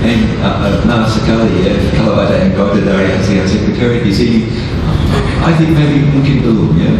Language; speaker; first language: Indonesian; non-native, fluent; English